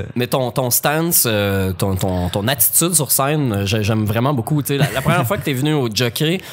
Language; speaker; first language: French; native; French